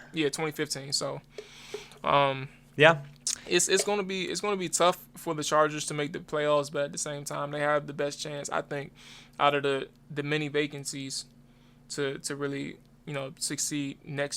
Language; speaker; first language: English; native; English